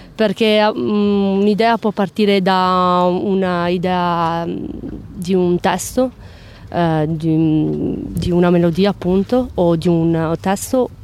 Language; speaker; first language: Italian; native; Italian